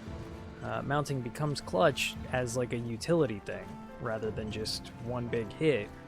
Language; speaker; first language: English; native; English